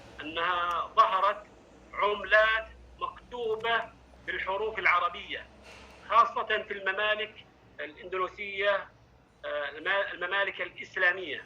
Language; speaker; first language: Arabic; non-native, fluent; Indonesian